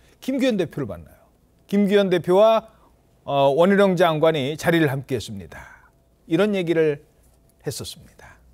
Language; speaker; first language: Korean; native; Korean